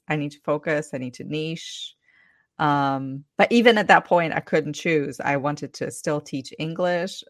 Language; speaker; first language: English; non-native, fluent; Ukrainian